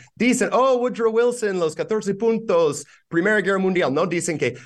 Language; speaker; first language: Spanish; non-native, fluent; English